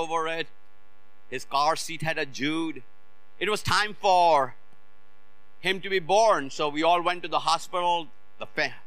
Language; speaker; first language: English; non-native, local second language; Hindi